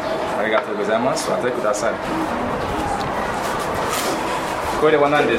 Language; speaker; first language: Japanese; non-native, fluent; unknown